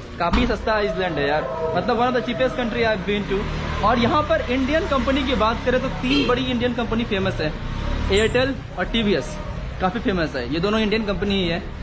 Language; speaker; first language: Hindi; native; Hindi